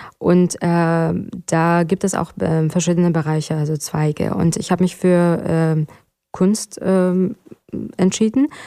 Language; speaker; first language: German; non-native, fluent; Persian